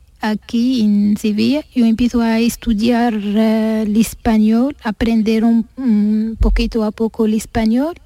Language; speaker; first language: Spanish; non-native, learner; Arabic